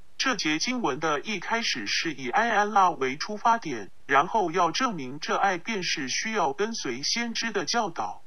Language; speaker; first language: Chinese; non-native, local second language; Cantonese